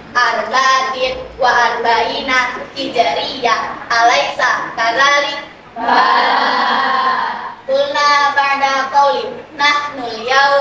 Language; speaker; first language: Arabic; non-native, learner; Indonesian